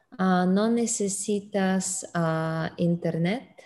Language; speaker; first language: Spanish; non-native, learner; English